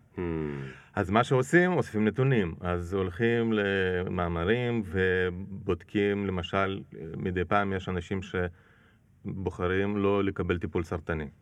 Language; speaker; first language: Hebrew; non-native, fluent; Russian